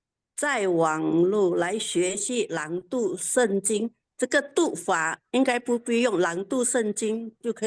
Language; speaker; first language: Chinese; non-native, learner; Indonesian